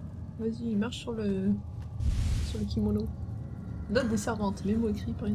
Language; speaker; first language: French; native; French